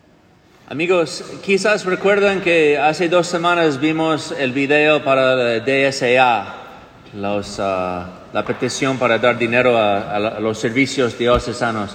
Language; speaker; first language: Spanish; non-native, fluent; English